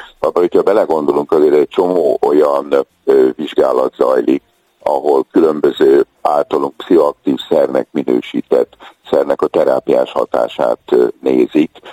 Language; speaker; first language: Hungarian; native; Hungarian